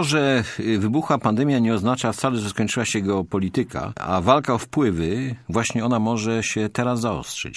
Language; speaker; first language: Polish; native; Polish